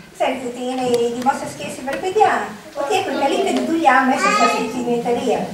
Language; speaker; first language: Greek; non-native, fluent; Italian